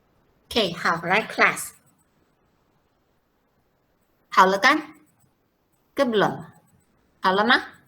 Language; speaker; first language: Chinese; non-native, fluent; Malay